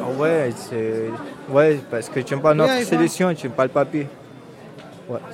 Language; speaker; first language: French; non-native, learner; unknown